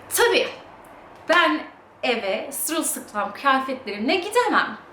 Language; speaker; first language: Turkish; early bilingual, heritage; English